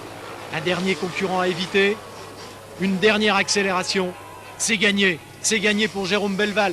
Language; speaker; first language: French; native; French